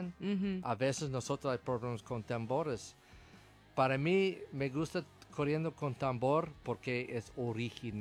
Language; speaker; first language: Spanish; non-native, learner; English